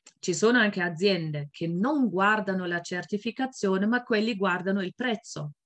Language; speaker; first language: Italian; non-native, fluent; German